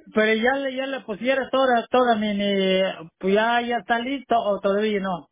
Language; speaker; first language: Spanish; non-native, local second language; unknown